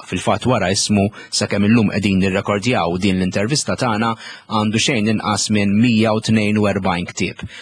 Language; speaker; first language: Maltese; native; Maltese